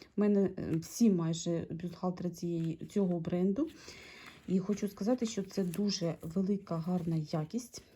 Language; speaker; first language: Ukrainian; non-native, local second language; Russian